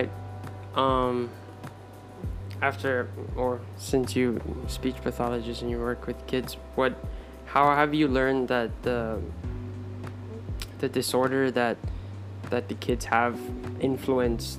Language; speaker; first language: English; early bilingual, other home language; Spanish